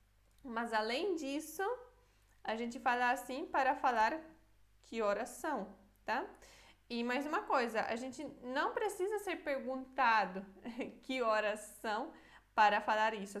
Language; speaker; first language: Portuguese; non-native, fluent; Polish